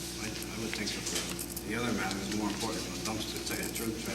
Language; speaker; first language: English; native; English